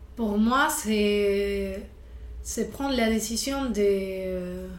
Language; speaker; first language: French; non-native, fluent; Spanish